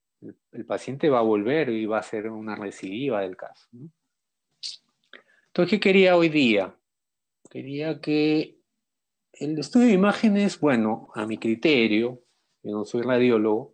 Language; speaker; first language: Spanish; native; Spanish